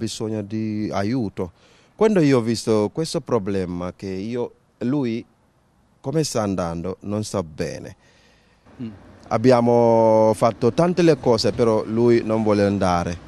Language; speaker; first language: Italian; non-native, learner; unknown